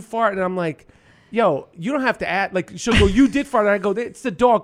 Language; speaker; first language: English; native; English